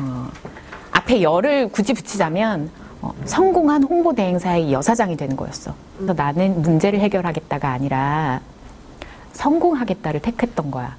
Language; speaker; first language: Korean; native; Korean